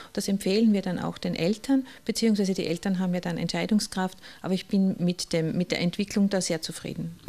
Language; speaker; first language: German; native; German